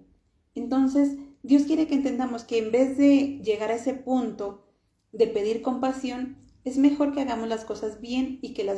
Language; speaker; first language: Spanish; native; Spanish